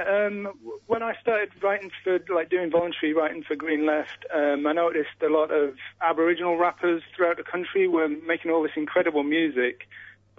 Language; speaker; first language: English; native; English